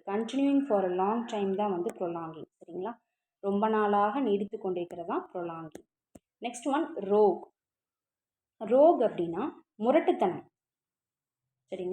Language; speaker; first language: Tamil; native; Tamil